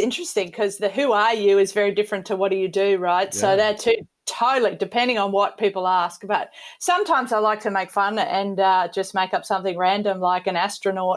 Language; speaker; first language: English; native; English